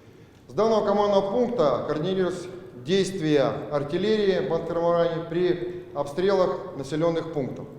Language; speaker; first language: Russian; native; Russian